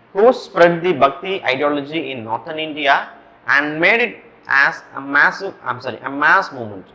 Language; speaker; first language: English; non-native, local second language; Tamil